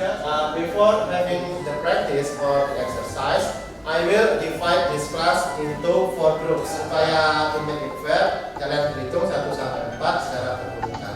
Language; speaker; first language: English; non-native, fluent; Indonesian